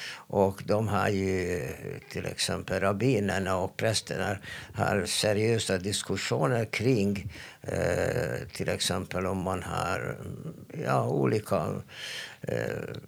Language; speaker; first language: Swedish; non-native, fluent; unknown